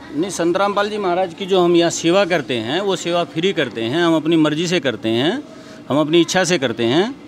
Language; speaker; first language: Hindi; native; Hindi